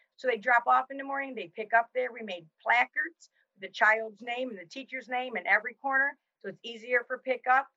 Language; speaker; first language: English; native; English